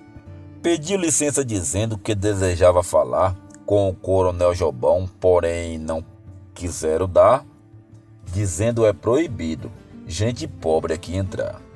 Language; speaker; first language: Portuguese; native; Portuguese